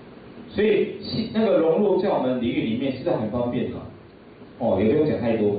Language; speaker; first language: Chinese; native; Chinese